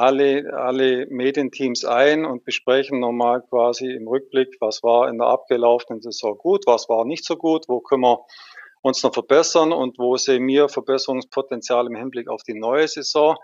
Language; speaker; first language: German; native; German